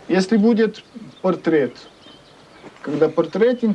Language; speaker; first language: Russian; non-native, learner; French